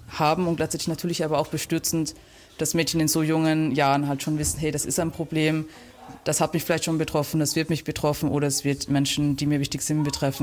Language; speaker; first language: German; native; German